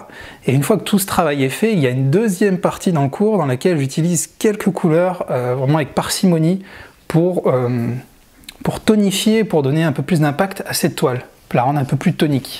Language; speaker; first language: French; native; French